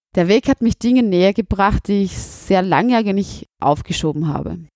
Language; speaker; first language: German; native; German